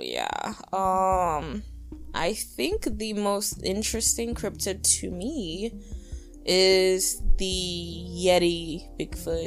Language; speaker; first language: English; native; English